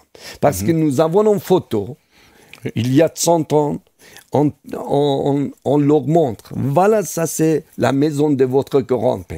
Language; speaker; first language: French; non-native, fluent; Persian